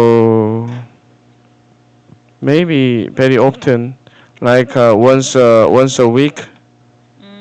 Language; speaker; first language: English; non-native, fluent; Korean